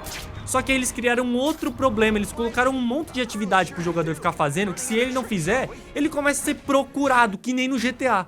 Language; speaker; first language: Portuguese; native; Portuguese